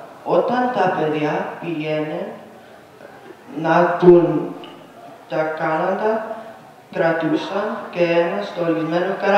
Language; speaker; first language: Greek; early bilingual, heritage; Greek